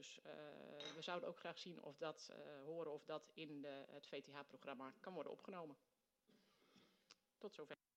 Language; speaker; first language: Dutch; native; Dutch